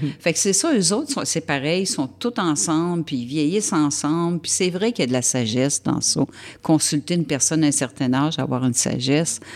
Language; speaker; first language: French; native; French